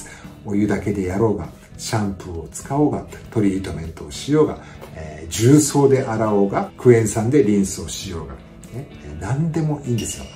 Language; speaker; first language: Japanese; native; Japanese